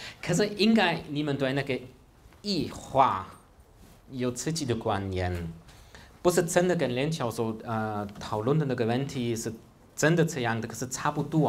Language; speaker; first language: Chinese; non-native, fluent; German